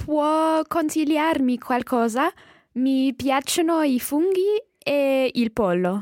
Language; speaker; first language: Italian; non-native, learner; English